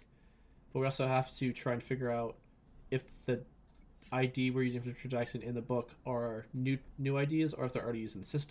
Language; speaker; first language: English; native; English